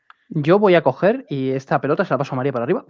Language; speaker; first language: Spanish; native; Spanish